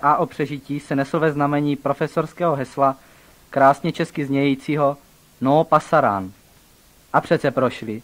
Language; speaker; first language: Czech; native; Czech